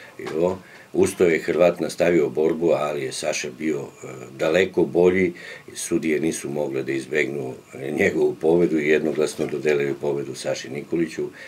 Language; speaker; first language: Serbian; native; Serbian